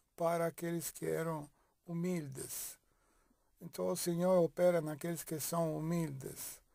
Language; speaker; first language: Portuguese; non-native, fluent; Italian